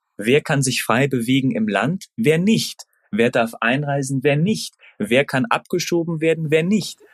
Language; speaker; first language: German; early bilingual, other home language; Turkish